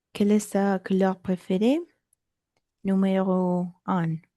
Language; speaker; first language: French; non-native, learner; Spanish